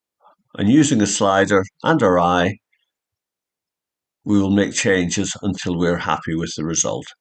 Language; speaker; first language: English; native; English